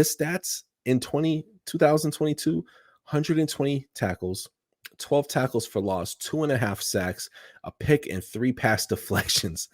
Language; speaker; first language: English; native; English